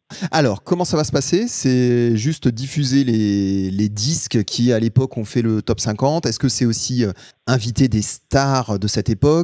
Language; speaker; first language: French; native; French